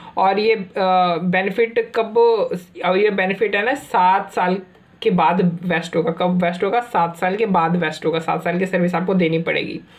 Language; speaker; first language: Hindi; native; Hindi